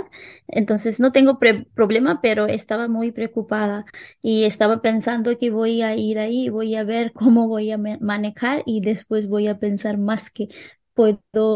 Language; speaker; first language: Spanish; non-native, local second language; Hindi